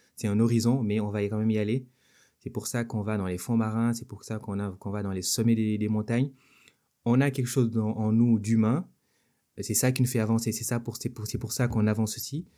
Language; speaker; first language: French; non-native, local second language; Wolof